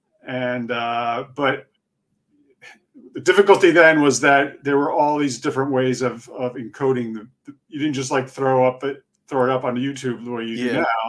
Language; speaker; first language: English; native; English